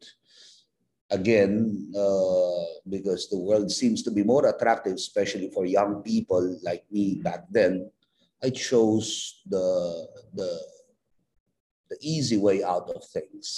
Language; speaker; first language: English; non-native, local second language; Filipino